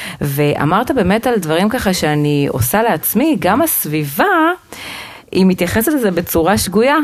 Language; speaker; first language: Hebrew; native; Hebrew